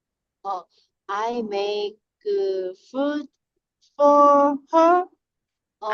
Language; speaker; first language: English; non-native, learner; Korean